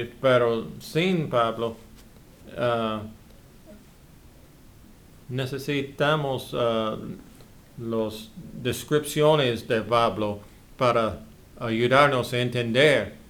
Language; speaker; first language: Spanish; non-native, learner; English